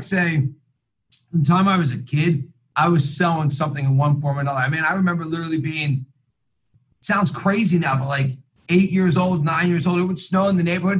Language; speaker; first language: English; native; English